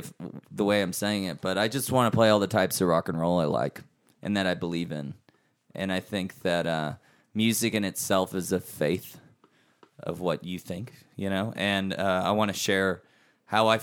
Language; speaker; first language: English; native; English